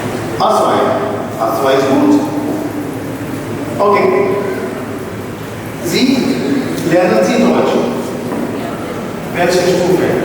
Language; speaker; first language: German; non-native, fluent; Hindi